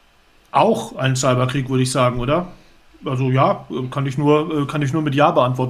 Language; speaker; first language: German; native; German